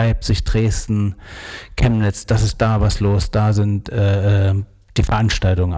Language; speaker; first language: German; native; German